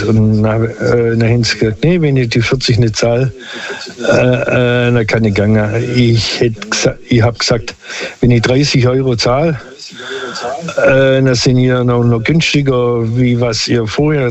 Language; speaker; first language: German; non-native, local second language; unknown